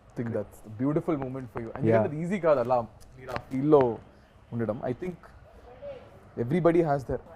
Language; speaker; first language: Telugu; native; Telugu